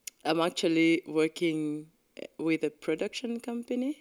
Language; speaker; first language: English; non-native, local second language; Morisyen